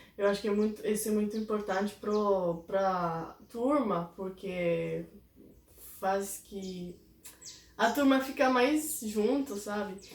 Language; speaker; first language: Portuguese; non-native, fluent; Italian